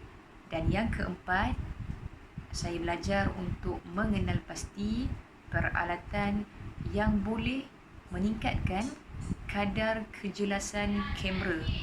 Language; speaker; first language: Malay; native; Malay